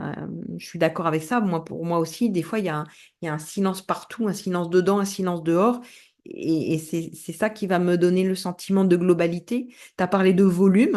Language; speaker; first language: French; native; French